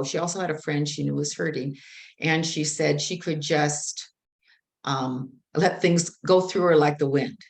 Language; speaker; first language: English; native; English